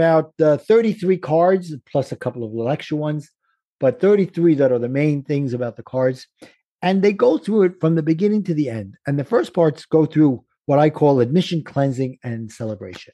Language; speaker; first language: English; native; English